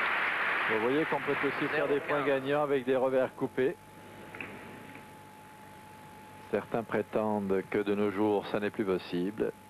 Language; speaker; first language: French; native; French